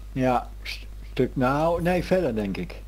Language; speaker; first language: Dutch; native; Dutch